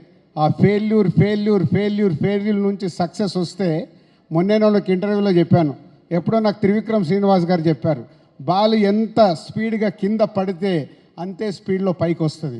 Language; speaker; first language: Telugu; native; Telugu